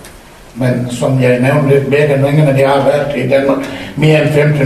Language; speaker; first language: Danish; non-native, fluent; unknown